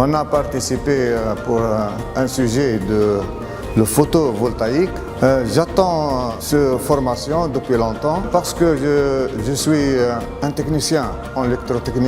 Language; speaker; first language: French; non-native, local second language; Arabic